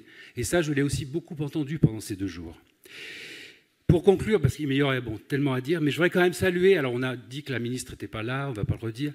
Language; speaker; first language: French; native; French